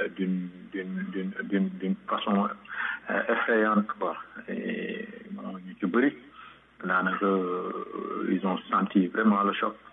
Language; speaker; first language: French; non-native, local second language; Wolof